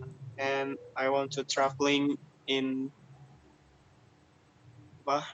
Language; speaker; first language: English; non-native, learner; Indonesian